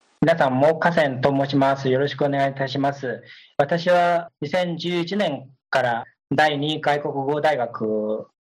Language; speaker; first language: Japanese; non-native, fluent; Chinese